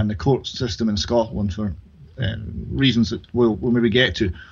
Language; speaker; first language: English; native; English